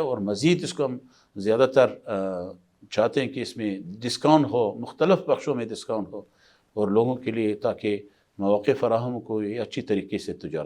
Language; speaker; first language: Hindi; non-native, fluent; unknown